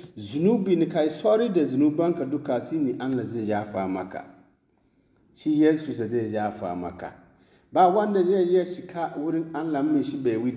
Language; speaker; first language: Hausa; non-native, local second language; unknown